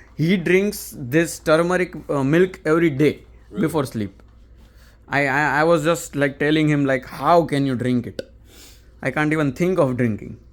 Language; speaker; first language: English; non-native, local second language; Gujarati